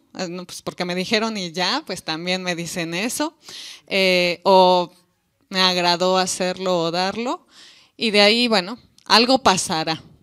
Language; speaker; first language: Spanish; native; Spanish